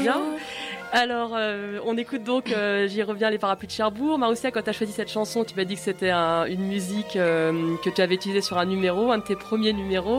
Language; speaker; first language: French; native; French